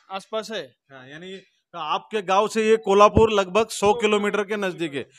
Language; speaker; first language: Hindi; non-native, local second language; Marathi